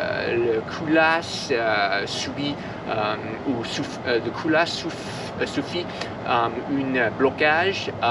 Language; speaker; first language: French; non-native, learner; English